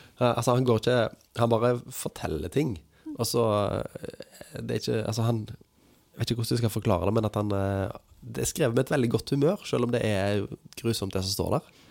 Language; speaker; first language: Norwegian; native; Norwegian